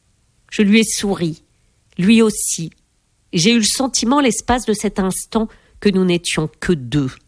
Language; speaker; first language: French; native; French